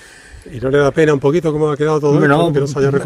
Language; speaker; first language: Spanish; native; Spanish